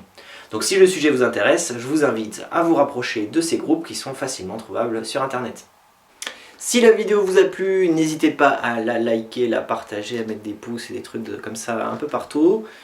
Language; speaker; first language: French; native; French